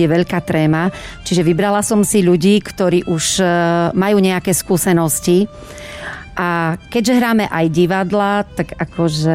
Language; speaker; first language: Slovak; native; Slovak